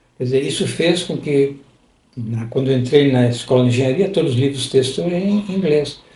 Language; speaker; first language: Portuguese; non-native, local second language; German